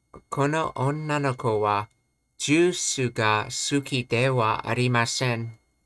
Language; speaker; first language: Japanese; non-native, learner; English